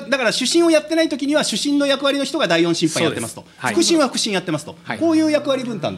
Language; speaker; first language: Japanese; native; Japanese